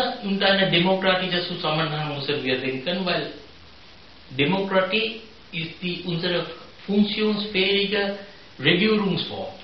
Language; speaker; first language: German; non-native, fluent; Sinhala